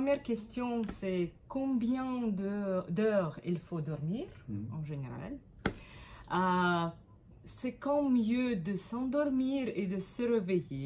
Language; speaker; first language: French; non-native, fluent; Russian